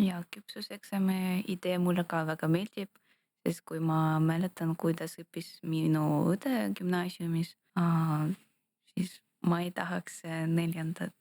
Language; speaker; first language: Estonian; non-native, local second language; Russian